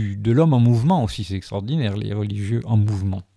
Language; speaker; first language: French; native; French